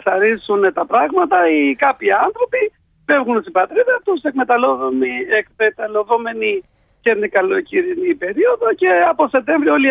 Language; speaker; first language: Greek; non-native, fluent; Albanian